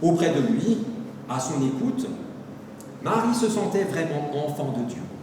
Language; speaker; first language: French; native; French